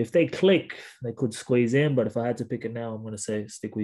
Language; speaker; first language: English; native; English